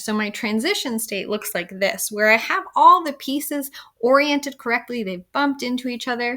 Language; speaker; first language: English; native; English